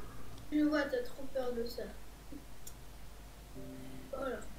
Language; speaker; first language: French; native; French